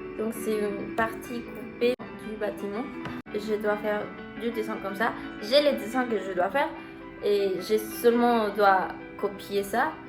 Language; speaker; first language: French; non-native, learner; Spanish